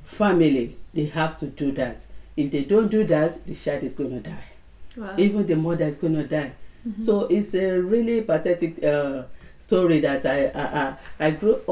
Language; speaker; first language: English; non-native, local second language; Yoruba